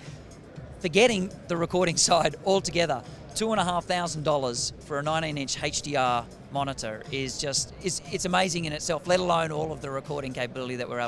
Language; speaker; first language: English; native; English